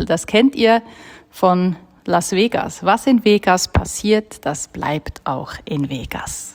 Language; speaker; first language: German; native; German